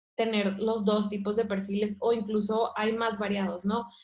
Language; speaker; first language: Spanish; native; Spanish